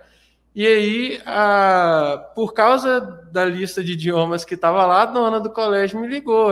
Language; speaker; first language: Portuguese; native; Portuguese